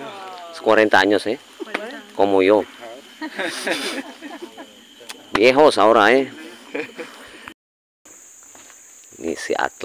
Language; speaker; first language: Spanish; non-native, learner; Indonesian